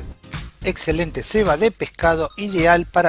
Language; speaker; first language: Spanish; native; Spanish